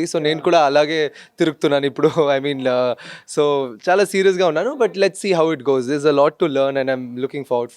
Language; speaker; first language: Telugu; non-native, fluent; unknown